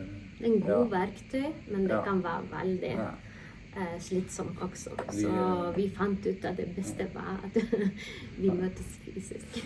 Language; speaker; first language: Norwegian; non-native, fluent; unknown